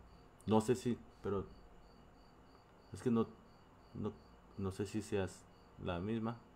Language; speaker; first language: Spanish; non-native, fluent; Korean